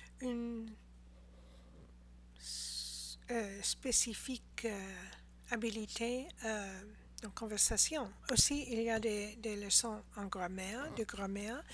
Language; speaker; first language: French; non-native, learner; English